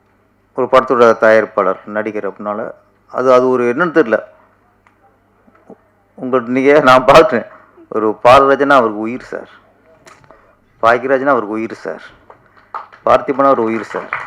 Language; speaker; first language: Tamil; native; Tamil